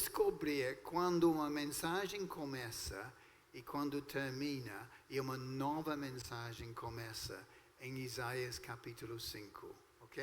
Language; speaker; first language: Portuguese; non-native, fluent; English